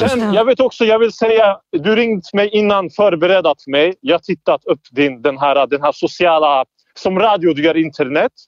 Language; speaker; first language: Swedish; non-native, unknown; Turkish